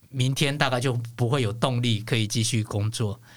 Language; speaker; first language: Chinese; non-native, local second language; Hakka Chinese